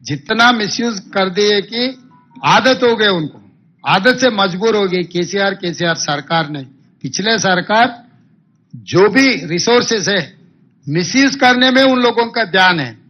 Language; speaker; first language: Hindi; non-native, local second language; Telugu